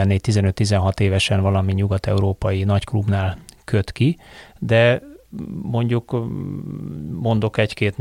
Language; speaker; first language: Hungarian; native; Hungarian